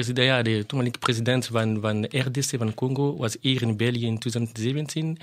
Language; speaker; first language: Dutch; non-native, fluent; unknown